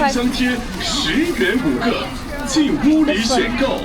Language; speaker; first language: Chinese; native; Chinese